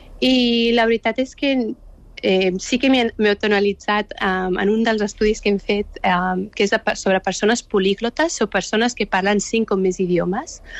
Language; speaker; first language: Catalan; early bilingual, other home language; Urdu